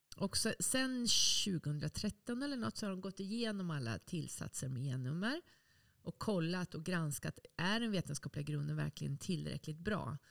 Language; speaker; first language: Swedish; native; Swedish